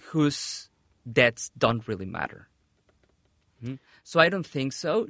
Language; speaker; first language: English; non-native, fluent; Spanish